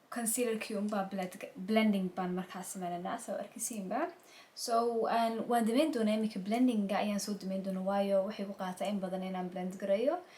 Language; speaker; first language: Somali; early bilingual, heritage; Somali